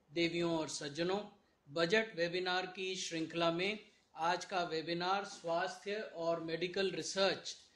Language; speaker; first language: Hindi; native; Hindi